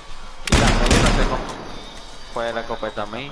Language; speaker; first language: Spanish; native; Spanish